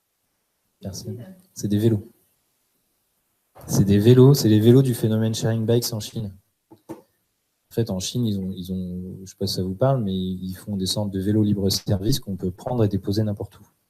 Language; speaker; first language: French; native; French